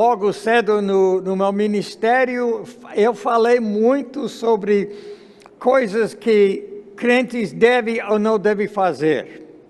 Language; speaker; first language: Portuguese; non-native, fluent; English